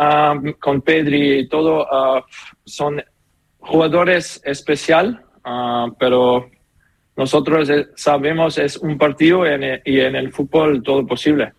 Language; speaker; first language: Spanish; non-native, learner; German